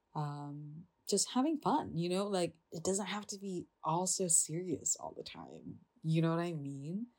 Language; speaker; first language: English; non-native, fluent; Indonesian